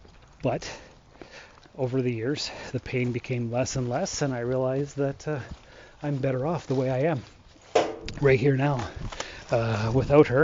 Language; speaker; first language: English; native; English